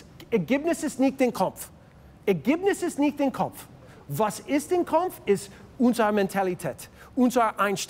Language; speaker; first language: German; non-native, learner; English